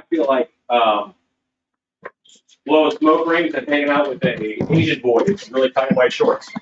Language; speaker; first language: English; native; English